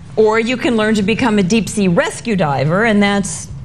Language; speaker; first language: English; native; English